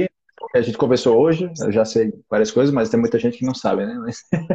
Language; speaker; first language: Portuguese; native; Portuguese